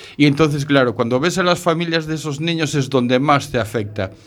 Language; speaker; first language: Spanish; native; Spanish